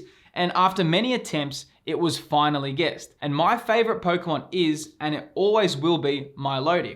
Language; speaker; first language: English; native; English